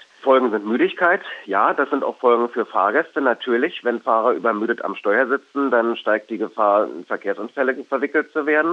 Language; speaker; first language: German; native; German